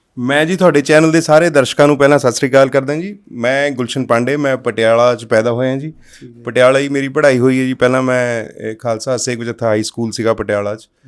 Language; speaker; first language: Punjabi; non-native, local second language; Hindi